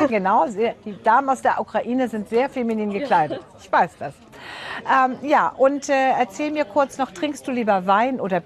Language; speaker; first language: German; native; German